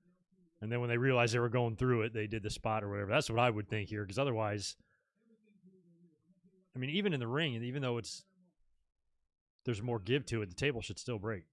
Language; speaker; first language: English; native; English